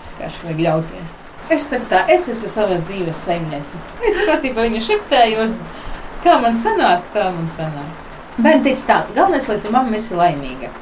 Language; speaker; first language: Latvian; native; Latvian